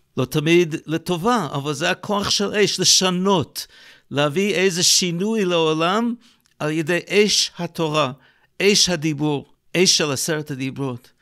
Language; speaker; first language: Hebrew; native; Hebrew